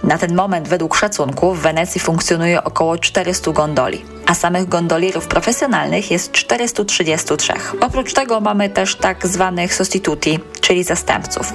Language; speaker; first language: Polish; native; Polish